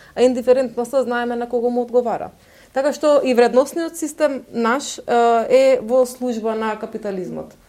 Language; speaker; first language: Macedonian; non-native, local second language; Turkish